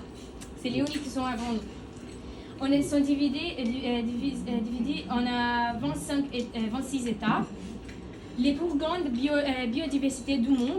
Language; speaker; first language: French; non-native, learner; Portuguese